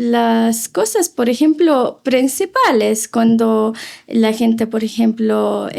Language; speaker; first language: Spanish; non-native, fluent; Arabic